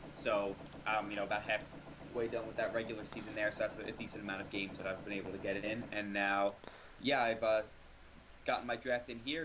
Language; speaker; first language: English; native; English